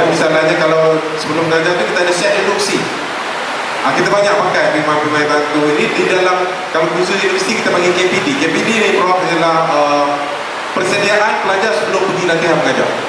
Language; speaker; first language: Malay; native; Malay